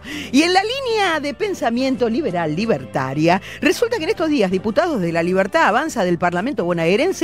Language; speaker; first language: Spanish; native; Spanish